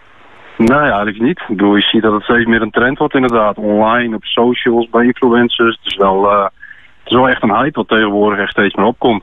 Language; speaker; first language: Dutch; native; Dutch